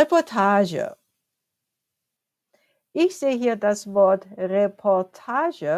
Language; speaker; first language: German; non-native, fluent; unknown